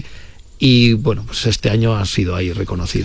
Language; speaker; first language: Spanish; native; Spanish